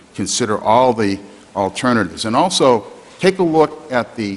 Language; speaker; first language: English; native; English